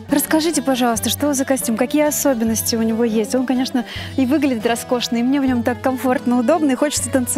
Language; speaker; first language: Russian; native; Russian